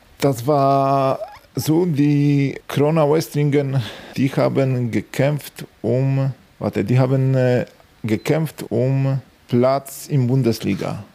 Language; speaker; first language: German; non-native, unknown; Polish